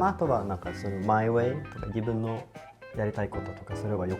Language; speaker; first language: Japanese; non-native, fluent; Swedish